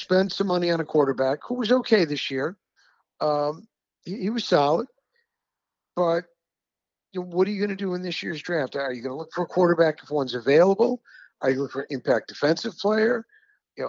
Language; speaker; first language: English; native; English